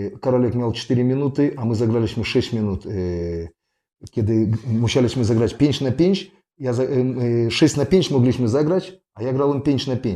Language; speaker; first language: Polish; non-native, fluent; Russian